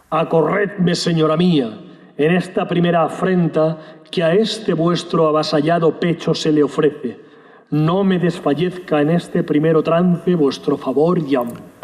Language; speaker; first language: Spanish; native; Spanish